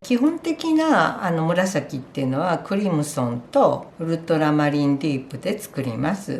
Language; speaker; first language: Japanese; native; Japanese